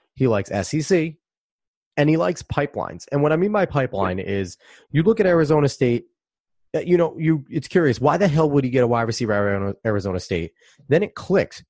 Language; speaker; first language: English; native; English